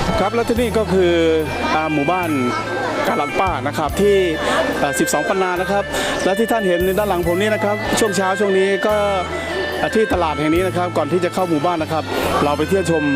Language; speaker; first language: Thai; native; Thai